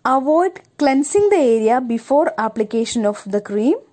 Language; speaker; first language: English; non-native, local second language; Malayalam